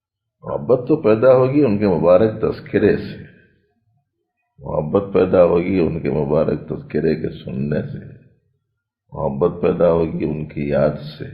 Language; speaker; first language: Urdu; native; Urdu